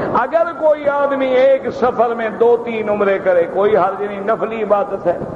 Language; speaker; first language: Urdu; native; Urdu